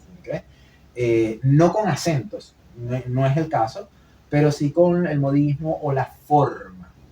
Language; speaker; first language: Spanish; native; Spanish